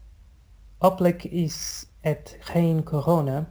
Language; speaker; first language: Dutch; non-native, learner; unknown